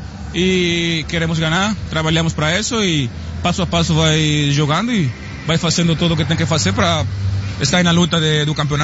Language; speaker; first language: Portuguese; non-native, learner; Spanish